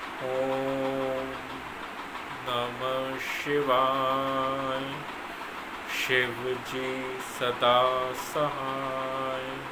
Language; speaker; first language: Hindi; native; Hindi